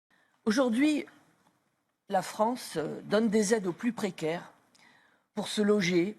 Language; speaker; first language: French; native; French